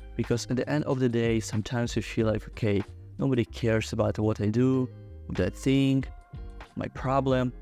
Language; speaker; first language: English; non-native, fluent; Russian